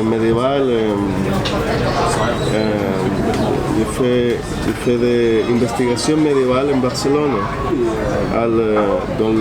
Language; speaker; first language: French; non-native, fluent; Spanish